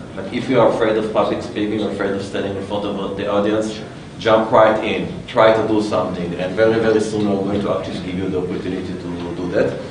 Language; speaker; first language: English; non-native, fluent; Hebrew